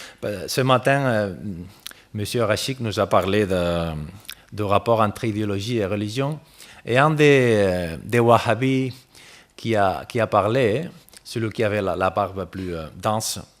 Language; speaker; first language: French; non-native, fluent; Spanish